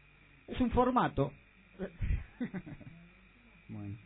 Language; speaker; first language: Spanish; native; Spanish